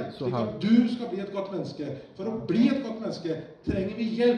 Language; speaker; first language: Norwegian; early bilingual, other home language; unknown